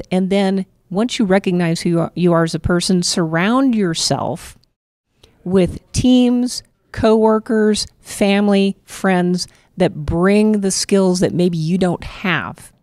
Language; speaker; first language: English; native; English